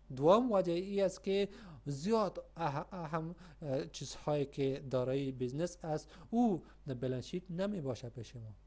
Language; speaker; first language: Persian; non-native, local second language; Pashto